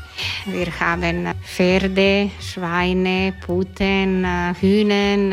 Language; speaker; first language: German; non-native, learner; Croatian